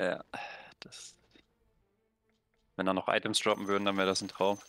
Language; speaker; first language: German; native; German